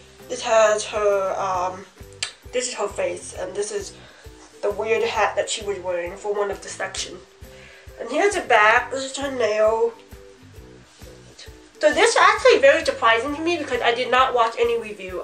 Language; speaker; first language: English; early bilingual, other home language; Chinese